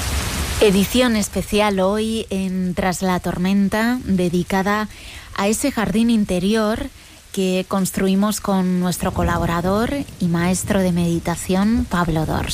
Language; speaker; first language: Spanish; native; Spanish